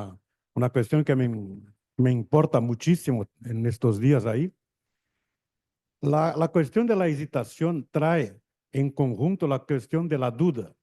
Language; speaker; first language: Spanish; non-native, fluent; Portuguese